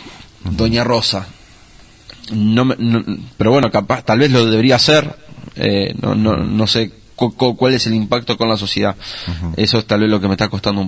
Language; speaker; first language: Spanish; native; Spanish